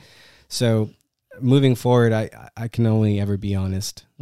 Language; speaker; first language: English; native; English